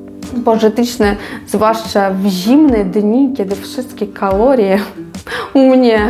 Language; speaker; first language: Polish; non-native, fluent; Ukrainian